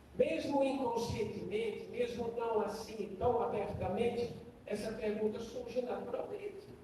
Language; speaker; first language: Portuguese; non-native, fluent; German